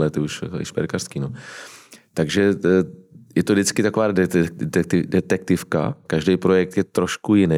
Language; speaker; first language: Czech; native; Czech